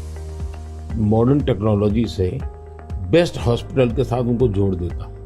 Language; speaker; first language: Hindi; native; Hindi